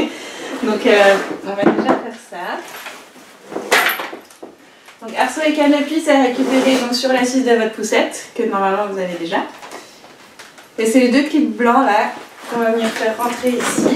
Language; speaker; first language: French; native; French